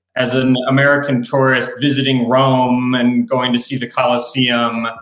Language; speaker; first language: English; native; English